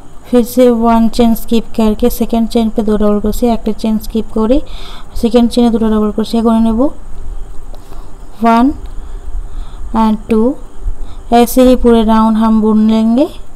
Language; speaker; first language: Hindi; non-native, local second language; Bangla